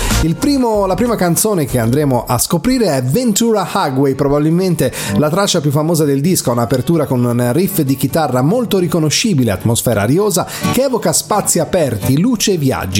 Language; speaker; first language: Italian; native; Italian